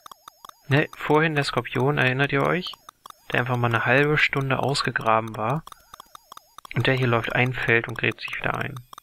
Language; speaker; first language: German; native; German